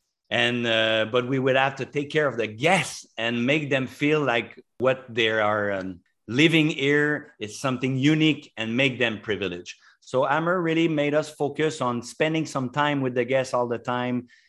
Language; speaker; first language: English; non-native, fluent; French